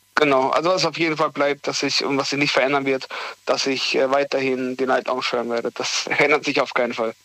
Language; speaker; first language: German; native; German